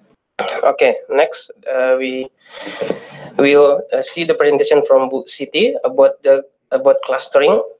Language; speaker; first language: English; non-native, fluent; Indonesian